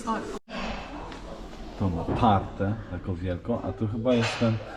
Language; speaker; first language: Polish; non-native, fluent; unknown